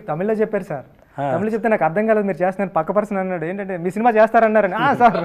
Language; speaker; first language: Telugu; native; Telugu